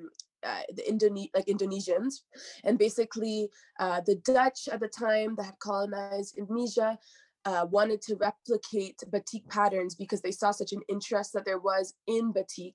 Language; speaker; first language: English; native; English